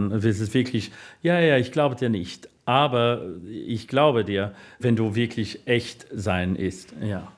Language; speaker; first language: German; non-native, learner; English